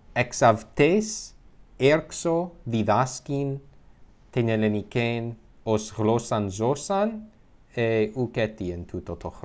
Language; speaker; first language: Greek; non-native, learner; English